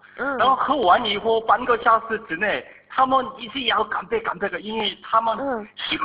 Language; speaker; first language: Chinese; non-native, fluent; Korean